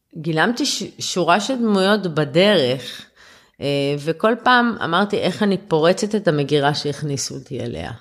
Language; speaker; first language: Hebrew; early bilingual, other home language; German